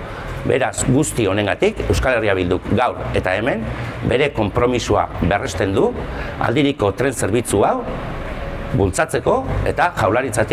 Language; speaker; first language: Basque; native; Basque